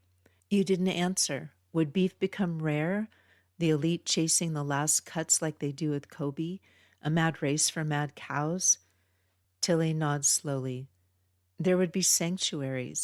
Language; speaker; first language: English; native; English